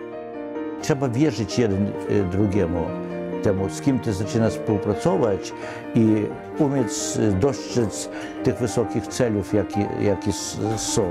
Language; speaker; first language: Polish; non-native, fluent; Ukrainian